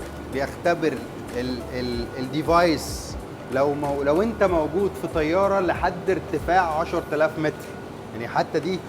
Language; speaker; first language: Arabic; native; Arabic